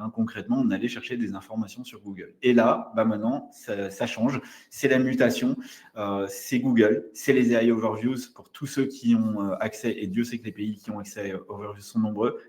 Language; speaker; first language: French; native; French